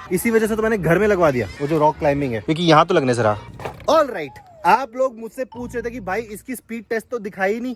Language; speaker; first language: Hindi; native; Hindi